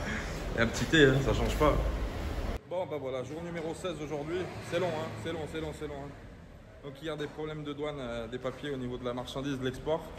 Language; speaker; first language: French; native; French